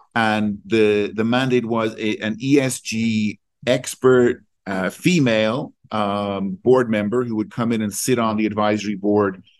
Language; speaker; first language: English; native; English